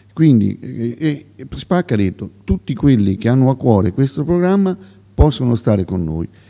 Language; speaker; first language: Italian; native; Italian